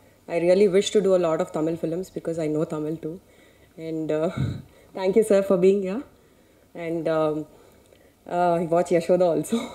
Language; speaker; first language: Tamil; non-native, learner; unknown